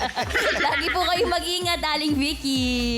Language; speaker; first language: Filipino; native; Filipino